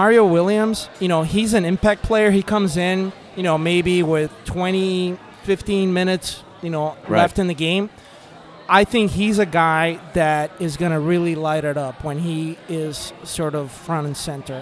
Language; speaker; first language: English; non-native, fluent; Spanish